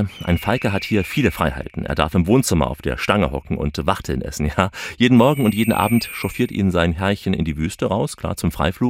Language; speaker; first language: German; native; German